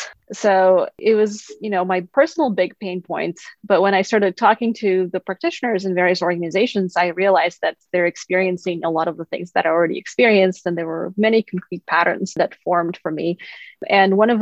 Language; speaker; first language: English; non-native, fluent; Kazakh